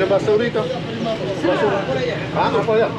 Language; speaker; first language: Spanish; non-native, learner; English